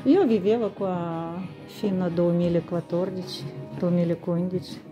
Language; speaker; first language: Italian; non-native, fluent; Russian